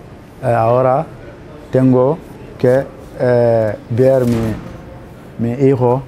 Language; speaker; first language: Spanish; non-native, learner; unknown